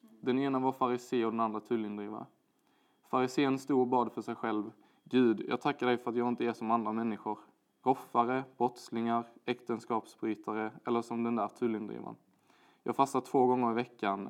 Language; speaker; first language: Swedish; native; Swedish